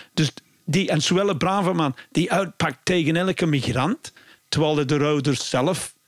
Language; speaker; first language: Dutch; non-native, fluent; English